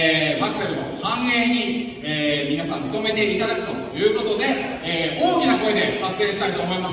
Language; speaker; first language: Japanese; native; Japanese